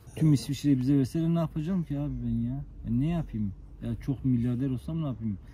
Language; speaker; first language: Turkish; non-native, local second language; Kurdish